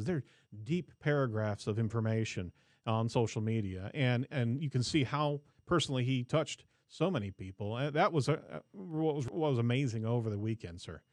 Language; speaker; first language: English; native; English